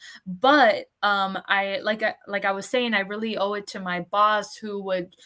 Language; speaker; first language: English; early bilingual, other home language; Spanish